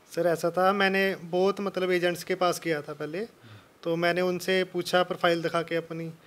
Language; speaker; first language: Hindi; non-native, local second language; Punjabi